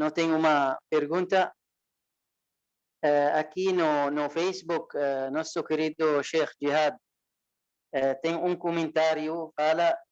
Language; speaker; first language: Portuguese; non-native, fluent; Arabic